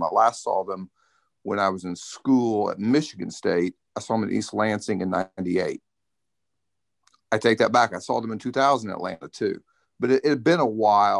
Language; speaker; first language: English; native; English